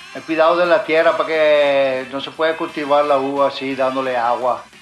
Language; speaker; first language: Spanish; non-native, fluent; Italian